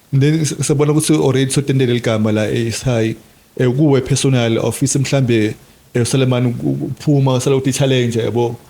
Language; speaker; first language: Zulu; non-native, local second language; Swati